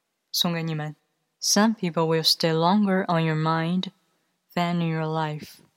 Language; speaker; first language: English; non-native, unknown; Chinese